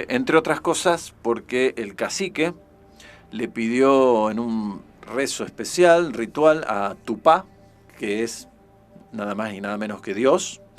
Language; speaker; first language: Spanish; native; Spanish